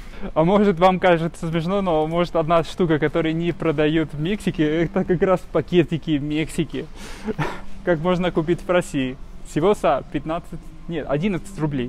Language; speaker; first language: Russian; non-native, fluent; Spanish